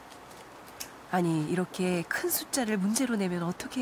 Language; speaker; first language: Korean; native; Korean